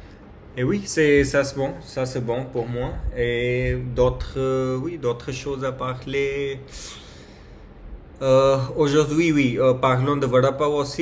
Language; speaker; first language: French; non-native, learner; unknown